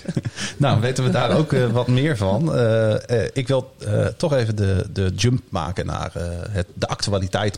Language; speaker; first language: Dutch; native; Dutch